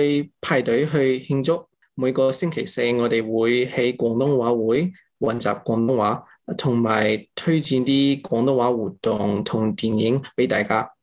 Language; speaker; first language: Cantonese; early bilingual, heritage; English